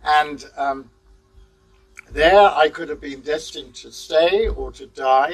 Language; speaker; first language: English; native; English